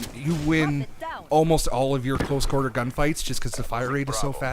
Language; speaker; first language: English; native; English